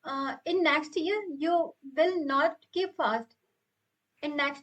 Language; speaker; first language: English; non-native, local second language; Hindi